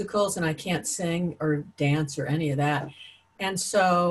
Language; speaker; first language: English; native; English